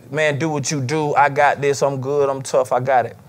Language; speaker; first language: English; native; English